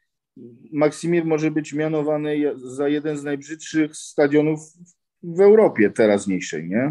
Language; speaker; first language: Polish; early bilingual, heritage; Polish